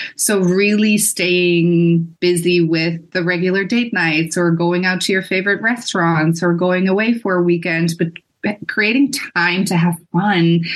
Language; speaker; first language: English; non-native, fluent; Dutch